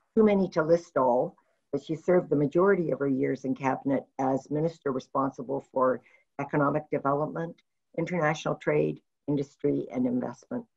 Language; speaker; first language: English; native; English